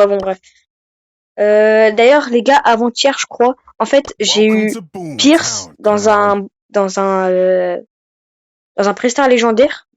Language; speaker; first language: French; native; French